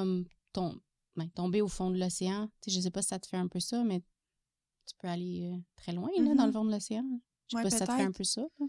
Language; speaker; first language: French; native; French